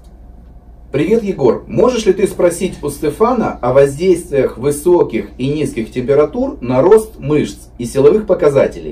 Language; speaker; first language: Russian; native; Russian